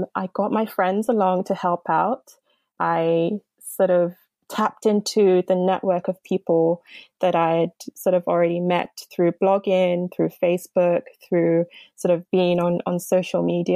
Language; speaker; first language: English; non-native, local second language; Yoruba